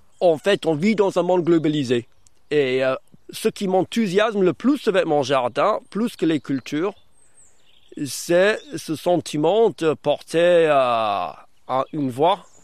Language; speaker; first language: French; early bilingual, other home language; English